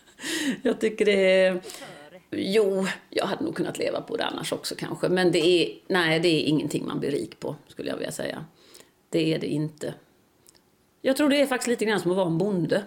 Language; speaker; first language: Swedish; native; Swedish